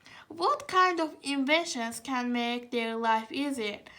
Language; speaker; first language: English; non-native, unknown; Azerbaijani